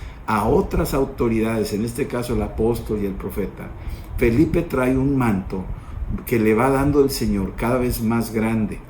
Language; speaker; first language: Spanish; native; Spanish